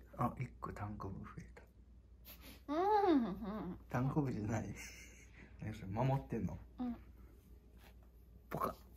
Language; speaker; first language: Japanese; native; Japanese